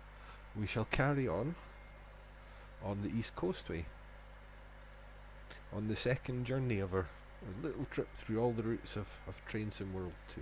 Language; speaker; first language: English; native; English